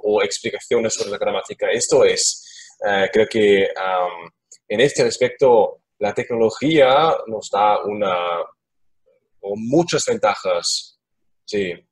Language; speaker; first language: Spanish; non-native, learner; German